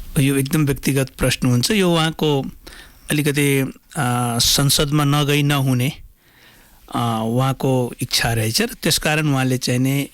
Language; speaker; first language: Nepali; non-native, local second language; Maithili